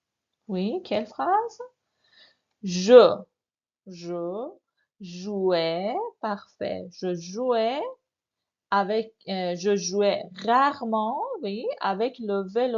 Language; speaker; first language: French; non-native, fluent; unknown